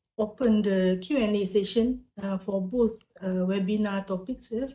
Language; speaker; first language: English; non-native, local second language; Malay